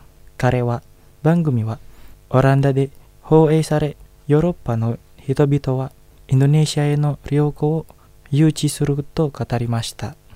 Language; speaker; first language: Japanese; non-native, fluent; Indonesian